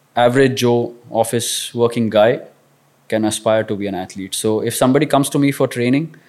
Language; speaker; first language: English; non-native, local second language; Marathi